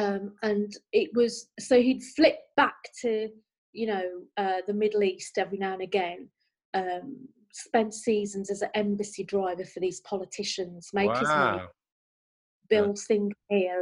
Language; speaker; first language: English; native; English